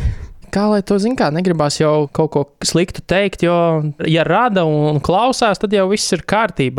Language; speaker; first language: Latvian; native; Latvian